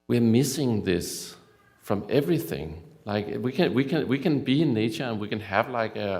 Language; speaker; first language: English; non-native, fluent; Danish